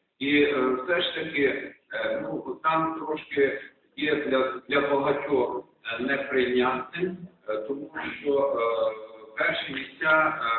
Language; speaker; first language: Ukrainian; native; Ukrainian